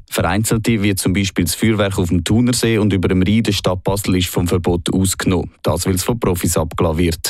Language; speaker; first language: German; native; German